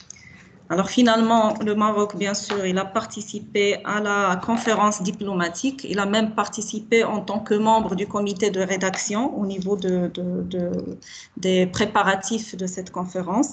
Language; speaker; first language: French; non-native, local second language; Arabic